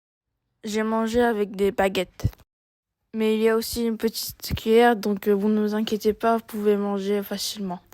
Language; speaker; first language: French; non-native, learner; Japanese